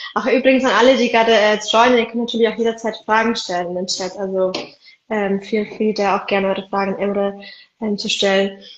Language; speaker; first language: German; early bilingual, other home language; Arabic